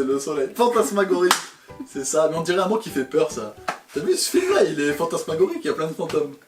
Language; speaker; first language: French; native; French